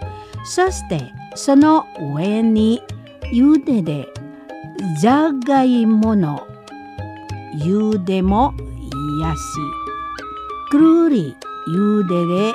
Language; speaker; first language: Japanese; non-native, learner; Indonesian